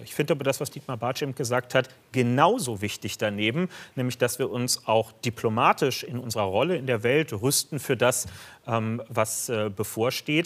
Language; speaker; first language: German; native; German